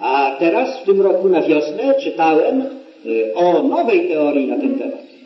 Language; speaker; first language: Polish; native; Polish